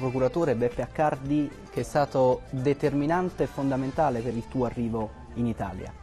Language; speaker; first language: Italian; native; Italian